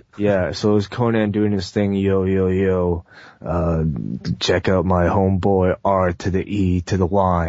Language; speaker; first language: English; native; English